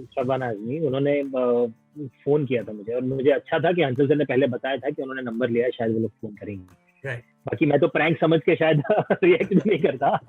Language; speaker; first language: Hindi; non-native, local second language; Gujarati